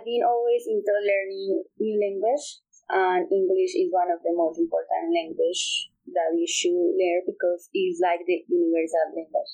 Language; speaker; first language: English; non-native, fluent; Spanish